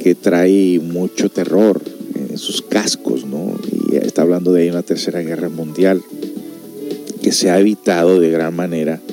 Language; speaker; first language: Spanish; early bilingual, heritage; Spanish